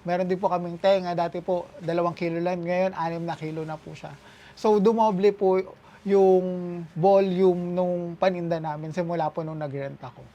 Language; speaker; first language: Filipino; native; Filipino